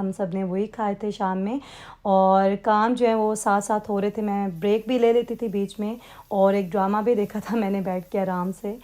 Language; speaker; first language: Urdu; native; Urdu